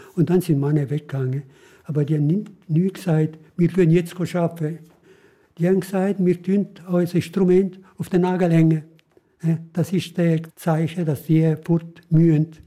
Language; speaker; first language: German; non-native, local second language; Italian